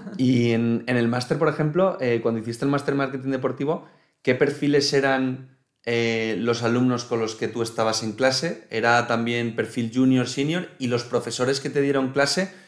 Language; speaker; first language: Spanish; native; Spanish